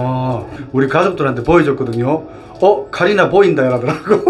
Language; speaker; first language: Korean; native; Korean